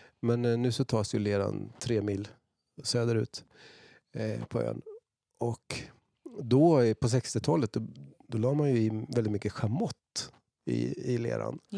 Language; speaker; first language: Swedish; native; Swedish